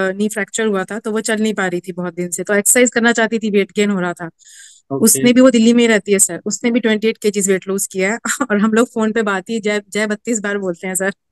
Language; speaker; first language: Hindi; native; Hindi